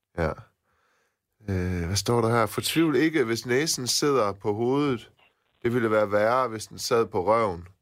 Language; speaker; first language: Danish; native; Danish